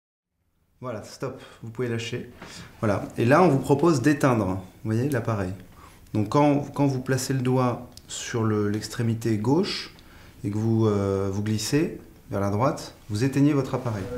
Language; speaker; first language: French; native; French